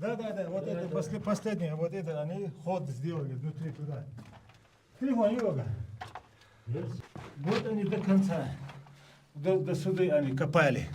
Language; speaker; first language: Russian; native; Russian